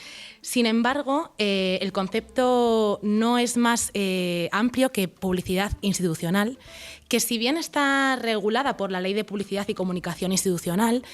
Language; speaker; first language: Spanish; native; Spanish